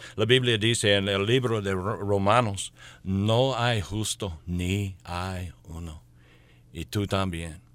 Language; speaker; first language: Spanish; non-native, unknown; English